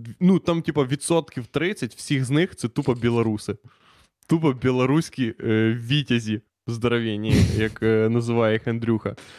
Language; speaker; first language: Ukrainian; native; Ukrainian